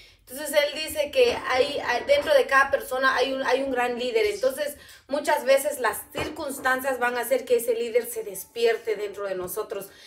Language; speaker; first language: Spanish; non-native, local second language; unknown